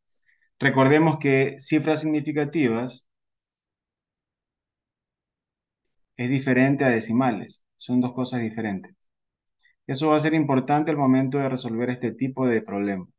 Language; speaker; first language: Spanish; native; Spanish